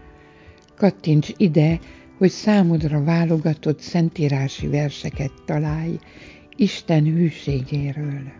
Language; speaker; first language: Hungarian; native; Hungarian